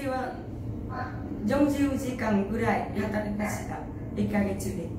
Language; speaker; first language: Japanese; non-native, learner; Vietnamese